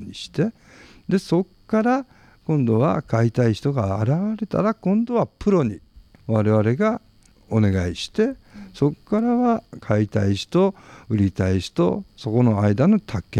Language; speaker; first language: Japanese; native; Japanese